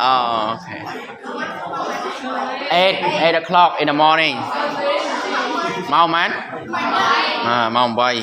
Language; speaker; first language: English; non-native, learner; Khmer